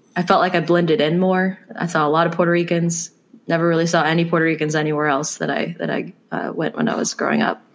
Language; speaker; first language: English; native; English